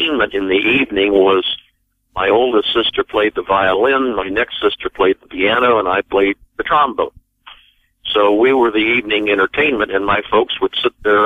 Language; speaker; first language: English; native; English